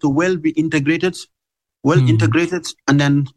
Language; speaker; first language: English; non-native, local second language; Mandingo